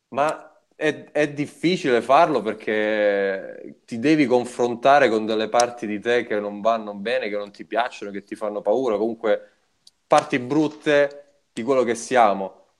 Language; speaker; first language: Italian; native; Italian